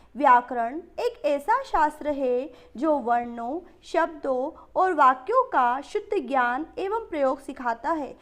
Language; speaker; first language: Hindi; native; Hindi